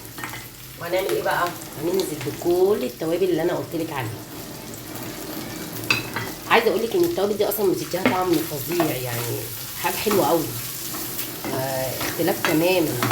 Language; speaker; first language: Arabic; native; Arabic